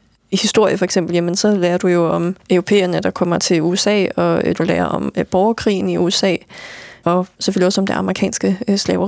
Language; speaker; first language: Danish; native; Danish